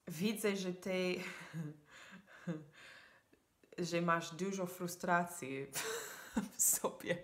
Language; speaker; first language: Polish; non-native, fluent; English